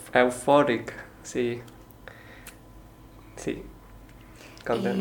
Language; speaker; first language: Spanish; non-native, learner; Chinese